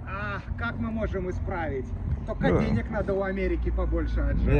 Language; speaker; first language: Russian; native; Russian